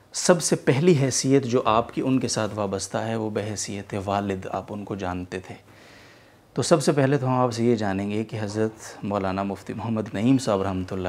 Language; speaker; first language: Urdu; native; Urdu